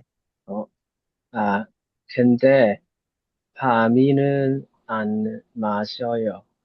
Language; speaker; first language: Korean; non-native, learner; Cantonese